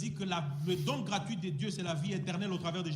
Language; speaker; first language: French; non-native, fluent; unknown